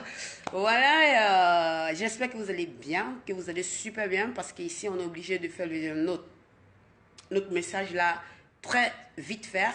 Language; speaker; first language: French; non-native, local second language; Dyula